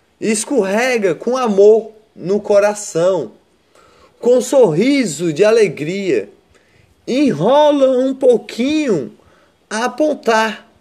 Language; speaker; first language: Portuguese; native; Portuguese